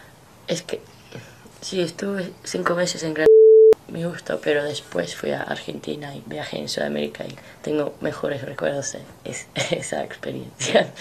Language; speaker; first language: Spanish; non-native, fluent; English